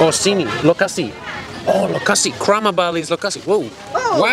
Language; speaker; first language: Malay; non-native, learner; English